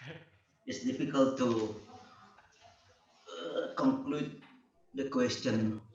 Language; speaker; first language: English; non-native, learner; Indonesian